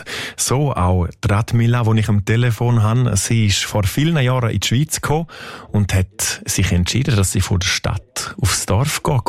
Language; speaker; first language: German; native; German